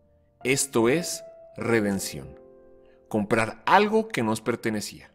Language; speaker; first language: Spanish; native; Spanish